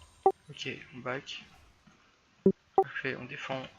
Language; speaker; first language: French; native; French